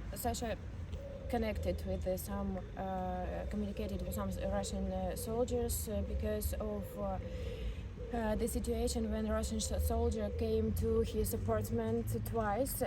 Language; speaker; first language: English; non-native, learner; Ukrainian